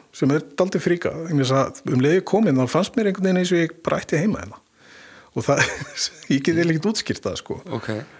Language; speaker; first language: Icelandic; native; Icelandic